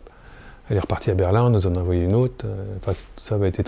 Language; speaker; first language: French; native; French